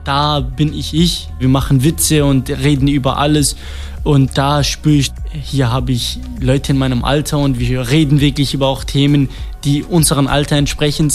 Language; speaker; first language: German; non-native, fluent; Kurdish